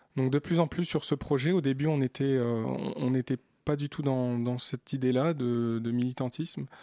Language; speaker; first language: French; early bilingual, other home language; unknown